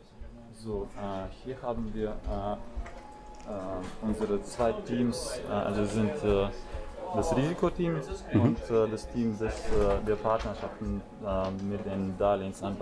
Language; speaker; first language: German; non-native, fluent; Latvian